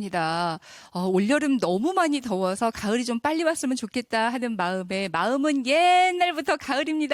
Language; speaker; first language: Korean; native; Korean